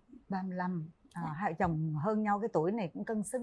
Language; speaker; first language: Vietnamese; native; Vietnamese